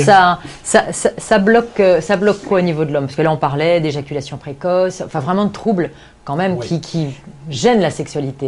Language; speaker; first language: French; native; French